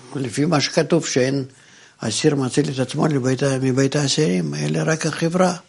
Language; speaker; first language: Hebrew; non-native, fluent; Russian